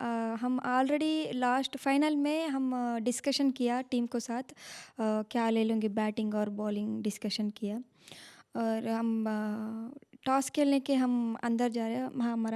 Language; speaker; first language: Hindi; non-native, local second language; Kannada